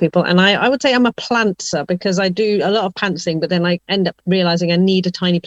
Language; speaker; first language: English; native; English